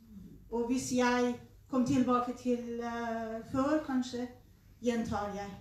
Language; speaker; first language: Norwegian; non-native, learner; Persian